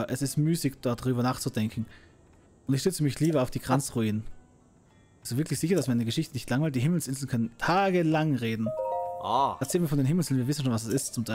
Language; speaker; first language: German; native; German